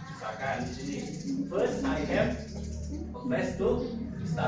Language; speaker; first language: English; non-native, fluent; Indonesian